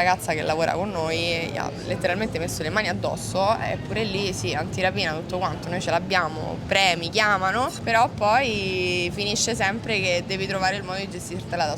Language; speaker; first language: Italian; native; Italian